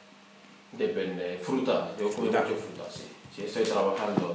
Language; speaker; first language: Spanish; non-native, learner; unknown